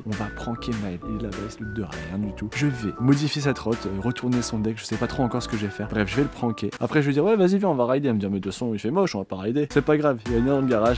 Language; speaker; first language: French; native; French